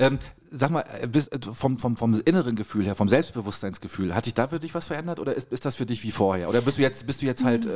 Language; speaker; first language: German; native; German